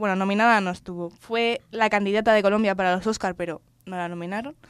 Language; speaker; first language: Spanish; native; Spanish